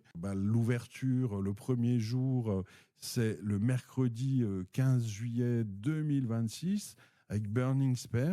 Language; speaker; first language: French; native; French